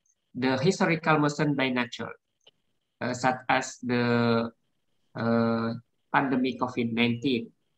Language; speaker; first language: English; non-native, learner; Indonesian